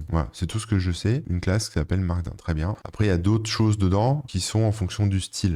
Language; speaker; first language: French; native; French